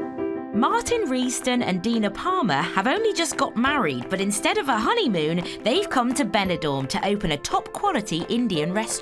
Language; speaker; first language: English; native; English